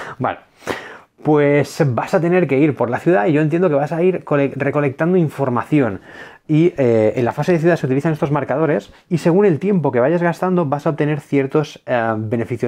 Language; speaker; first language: Spanish; native; Spanish